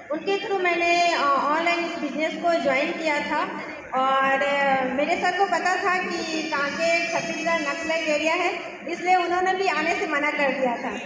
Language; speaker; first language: Hindi; native; Hindi